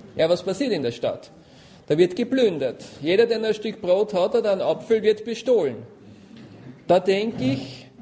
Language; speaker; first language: German; native; German